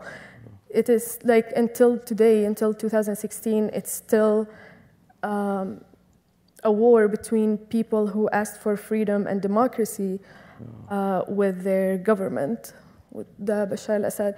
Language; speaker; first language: English; non-native, fluent; Arabic